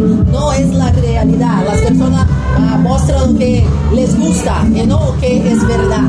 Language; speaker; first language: Spanish; non-native, fluent; Portuguese